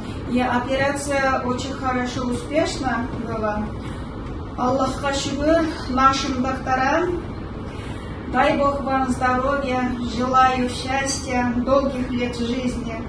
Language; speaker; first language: Russian; non-native, local second language; Kyrgyz